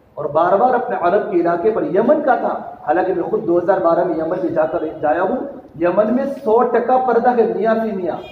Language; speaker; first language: Urdu; non-native, local second language; Gujarati